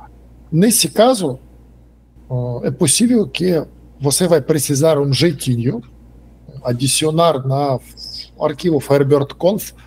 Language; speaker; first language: Portuguese; non-native, fluent; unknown